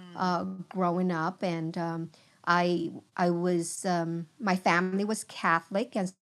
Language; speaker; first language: English; early bilingual, other home language; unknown